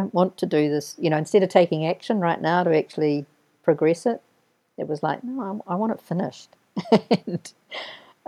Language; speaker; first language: English; native; English